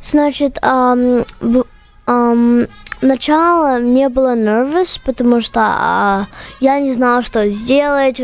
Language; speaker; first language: Russian; early bilingual, heritage; English